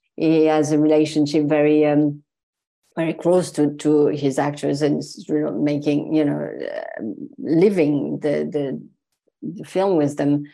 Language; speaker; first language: English; non-native, fluent; French